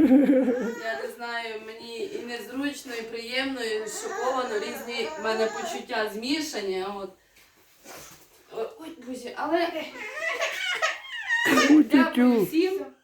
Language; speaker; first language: Ukrainian; native; Ukrainian